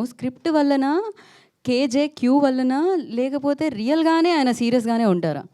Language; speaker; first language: Telugu; native; Telugu